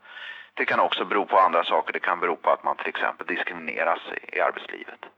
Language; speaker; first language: Swedish; native; Swedish